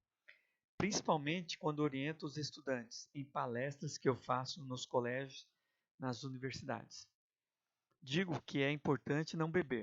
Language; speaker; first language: Portuguese; native; Portuguese